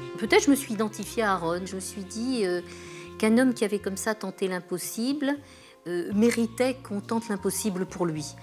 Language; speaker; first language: French; native; French